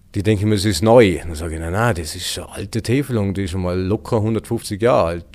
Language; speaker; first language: German; native; German